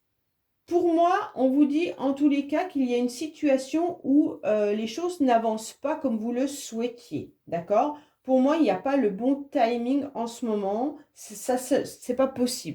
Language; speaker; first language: French; native; French